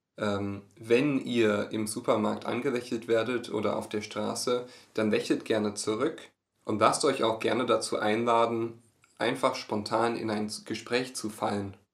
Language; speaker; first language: German; native; German